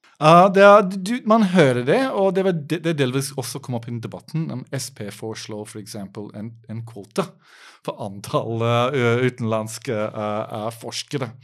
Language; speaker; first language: Norwegian; non-native, fluent; English